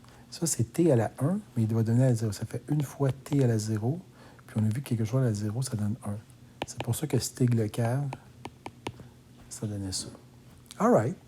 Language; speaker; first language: French; native; French